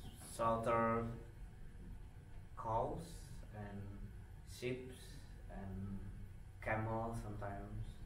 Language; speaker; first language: English; non-native, fluent; Indonesian